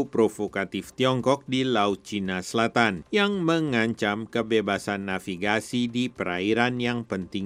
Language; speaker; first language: Indonesian; native; Indonesian